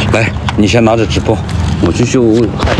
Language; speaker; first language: Chinese; native; Chinese